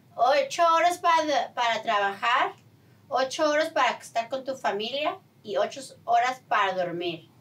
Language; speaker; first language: Spanish; early bilingual, heritage; Spanish